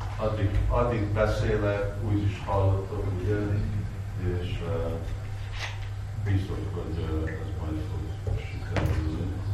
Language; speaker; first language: Hungarian; non-native, learner; Russian